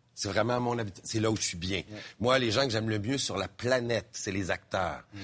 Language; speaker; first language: French; native; French